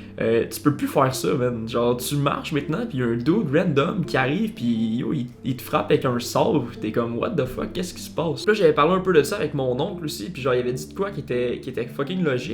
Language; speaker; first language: French; native; French